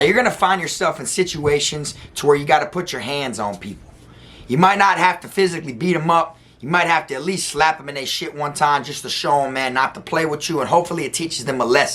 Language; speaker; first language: English; native; English